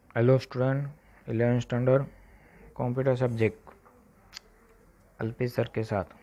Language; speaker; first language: Hindi; non-native, local second language; Gujarati